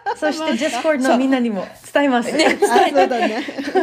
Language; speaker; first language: Japanese; early bilingual, heritage; English